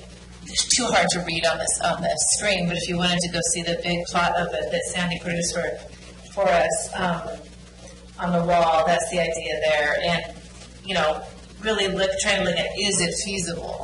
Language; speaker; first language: English; native; English